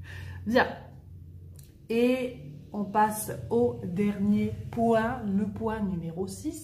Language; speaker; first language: French; native; French